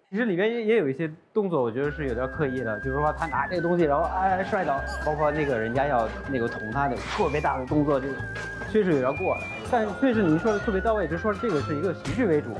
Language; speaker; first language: Chinese; non-native, fluent; French